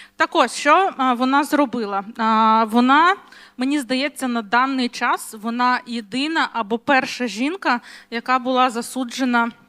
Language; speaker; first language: Ukrainian; non-native, local second language; Russian